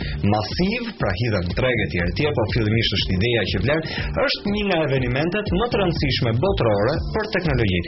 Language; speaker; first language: Albanian; native; Albanian